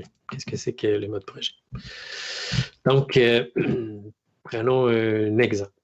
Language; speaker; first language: French; native; French